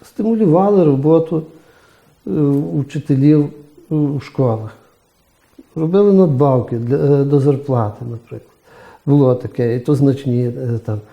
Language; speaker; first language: Ukrainian; native; Ukrainian